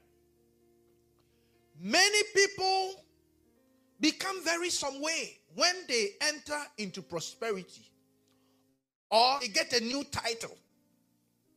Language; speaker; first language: English; non-native, local second language; Akan